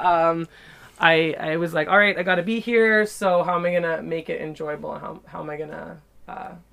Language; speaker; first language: English; native; English